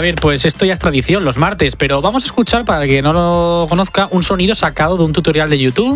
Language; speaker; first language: Spanish; native; Spanish